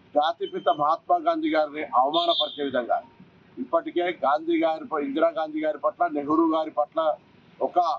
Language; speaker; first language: Telugu; native; Telugu